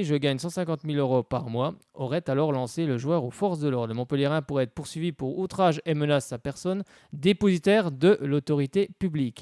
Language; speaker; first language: French; native; French